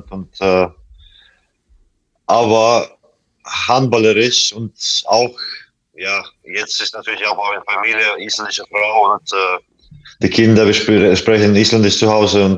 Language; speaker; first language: German; non-native, fluent; Latvian